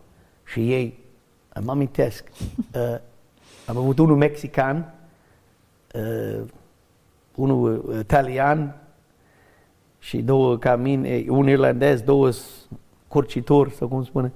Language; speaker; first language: Romanian; non-native, fluent; English